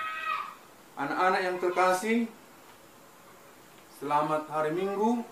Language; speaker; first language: Indonesian; native; Indonesian